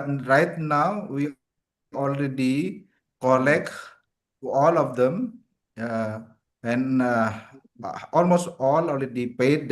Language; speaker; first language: English; non-native, learner; Indonesian